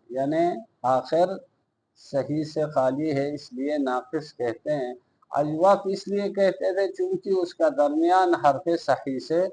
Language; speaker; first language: Urdu; non-native, local second language; Balti